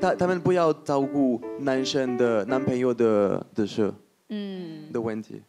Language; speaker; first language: Chinese; non-native, learner; French